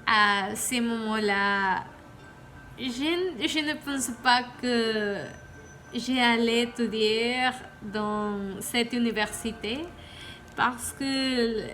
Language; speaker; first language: French; non-native, learner; Spanish